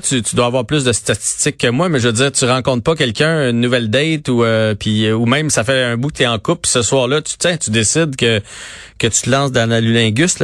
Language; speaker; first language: French; native; French